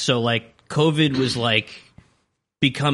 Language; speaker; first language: English; native; English